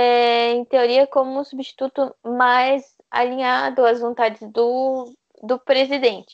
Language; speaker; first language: Portuguese; native; Portuguese